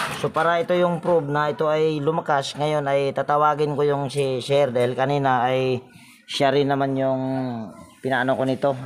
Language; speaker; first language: Filipino; non-native, local second language; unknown